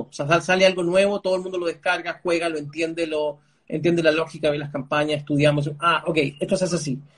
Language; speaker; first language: Spanish; early bilingual, other home language; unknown